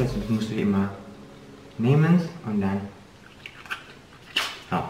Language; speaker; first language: German; non-native, learner; Indonesian